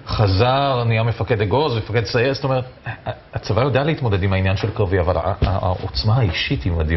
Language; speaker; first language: Hebrew; native; Hebrew